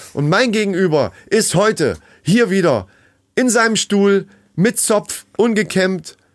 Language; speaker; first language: German; native; German